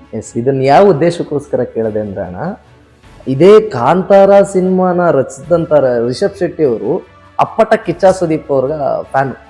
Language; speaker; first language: Kannada; native; Kannada